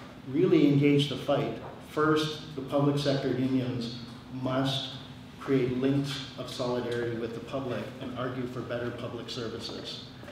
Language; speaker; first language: English; native; English